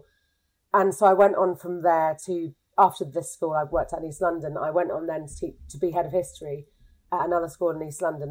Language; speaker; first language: English; native; English